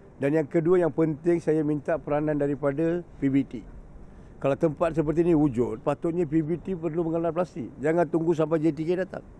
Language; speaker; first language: Malay; non-native, local second language; Tamil